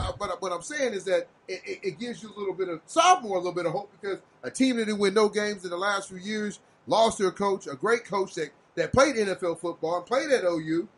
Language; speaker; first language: English; native; English